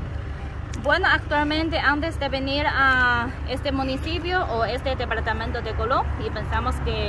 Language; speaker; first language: Spanish; non-native, learner; Chinese